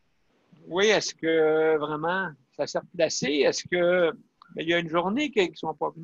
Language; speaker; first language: French; native; French